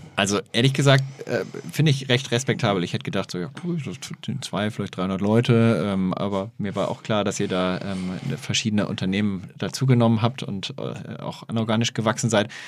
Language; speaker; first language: German; native; German